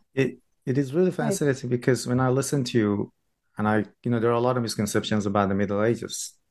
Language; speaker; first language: English; non-native, fluent; Persian